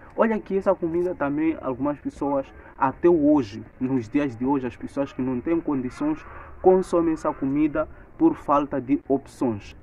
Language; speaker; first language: Portuguese; non-native, local second language; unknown